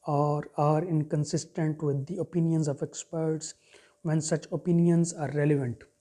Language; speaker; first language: English; non-native, local second language; Urdu